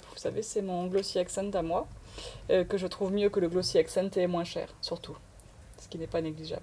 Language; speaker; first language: French; native; French